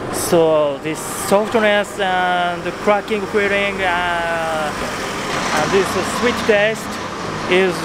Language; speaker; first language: English; non-native, learner; Japanese